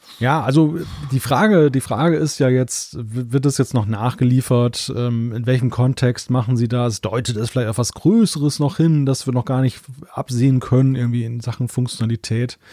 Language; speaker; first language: German; native; German